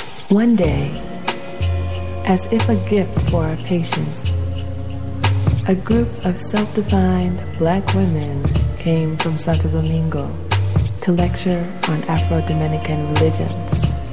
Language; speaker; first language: English; native; English